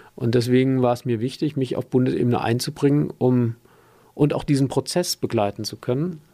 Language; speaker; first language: German; native; German